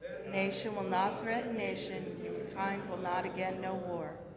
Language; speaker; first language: English; native; English